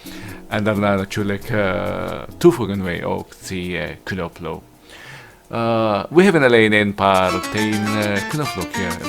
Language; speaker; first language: Dutch; non-native, learner; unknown